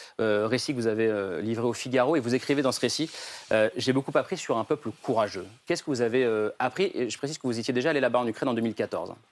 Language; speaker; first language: French; native; French